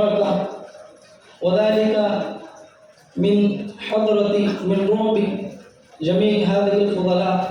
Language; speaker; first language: Arabic; non-native, fluent; Urdu